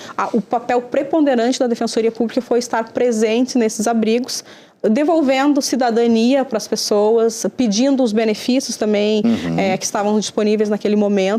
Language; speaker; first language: Portuguese; native; Portuguese